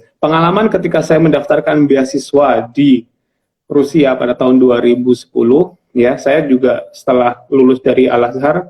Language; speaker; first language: Indonesian; non-native, local second language; Javanese